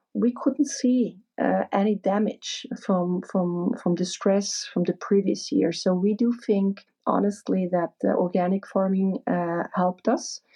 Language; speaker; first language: English; non-native, fluent; German